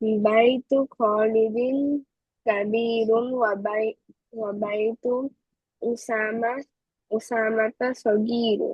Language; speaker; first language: Arabic; non-native, learner; Bangla